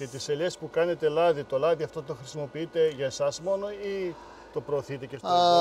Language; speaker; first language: Greek; native; Greek